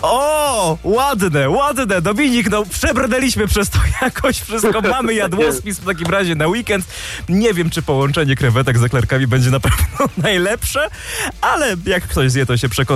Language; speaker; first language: Polish; native; Polish